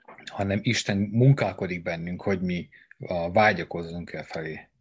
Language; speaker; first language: Hungarian; native; Hungarian